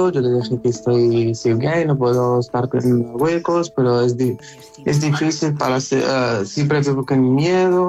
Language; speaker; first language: Spanish; non-native, learner; Arabic